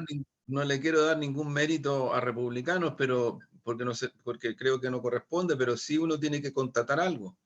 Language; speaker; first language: Spanish; native; Spanish